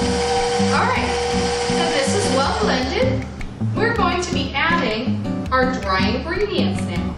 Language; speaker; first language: English; native; English